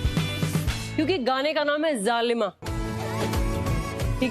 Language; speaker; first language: Hindi; native; Hindi